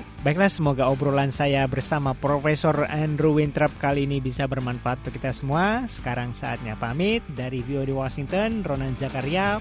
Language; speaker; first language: Indonesian; native; Indonesian